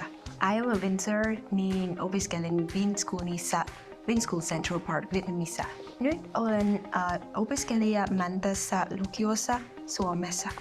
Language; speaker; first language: Finnish; non-native, learner; Vietnamese